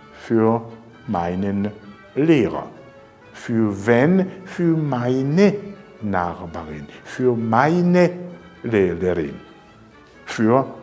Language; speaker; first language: German; non-native, fluent; Rundi